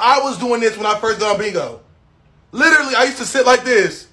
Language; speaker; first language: English; native; English